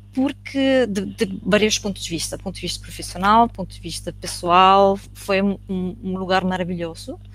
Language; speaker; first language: Portuguese; non-native, fluent; Italian